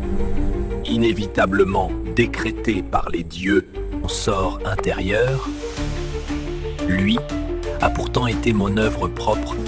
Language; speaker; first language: French; native; French